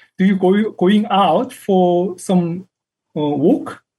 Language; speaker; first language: English; non-native, fluent; Korean